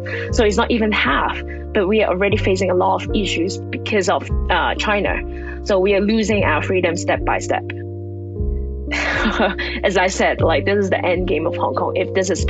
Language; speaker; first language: English; non-native, local second language; Cantonese